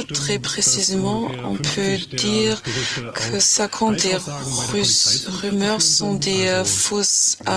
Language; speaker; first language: French; non-native, fluent; German